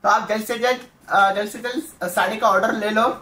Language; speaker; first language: Hindi; non-native, local second language; Marathi